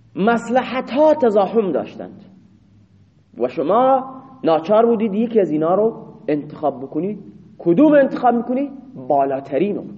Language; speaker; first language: Persian; non-native, local second language; Baluchi